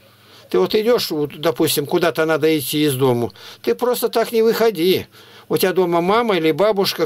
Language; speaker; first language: Russian; native; Russian